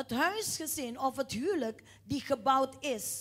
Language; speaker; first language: Dutch; non-native, fluent; Indonesian